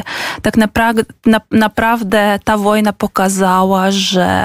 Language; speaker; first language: Polish; non-native, fluent; Ukrainian